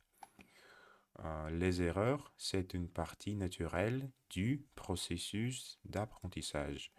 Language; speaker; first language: French; non-native, learner; Russian